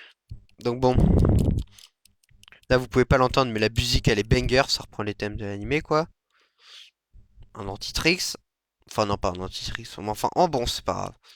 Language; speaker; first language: French; native; French